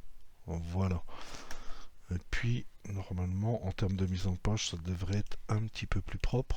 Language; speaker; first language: French; native; French